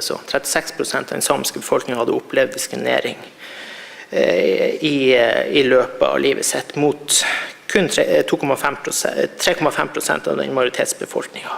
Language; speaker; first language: Norwegian; native; Norwegian